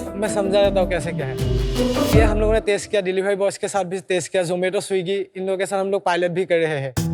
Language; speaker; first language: Hindi; non-native, local second language; Assamese